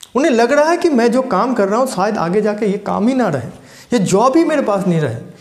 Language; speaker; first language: Hindi; non-native, local second language; Bangla